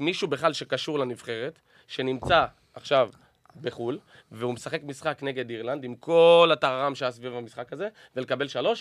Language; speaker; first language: Hebrew; native; Hebrew